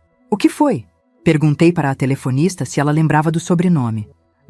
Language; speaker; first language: Portuguese; native; Portuguese